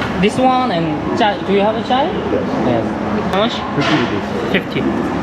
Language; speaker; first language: English; non-native, learner; Korean